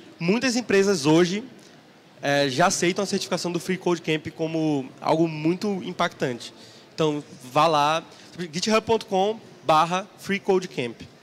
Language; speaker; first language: Portuguese; native; Portuguese